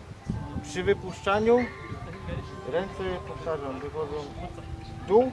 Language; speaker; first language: Polish; non-native, fluent; Vietnamese